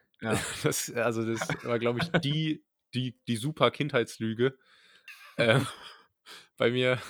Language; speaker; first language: German; native; German